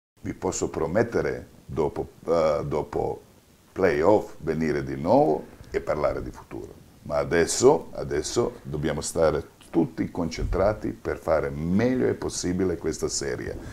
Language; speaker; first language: Italian; non-native, fluent; Croatian